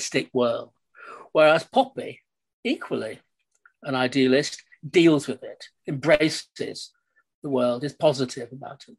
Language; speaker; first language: English; native; English